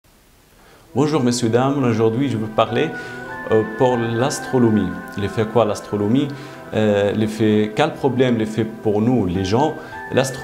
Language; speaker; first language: French; non-native, learner; Arabic